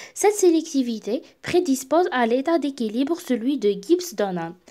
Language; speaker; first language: French; non-native, local second language; Arabic